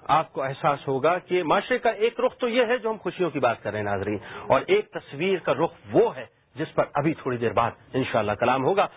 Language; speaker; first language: Urdu; native; Urdu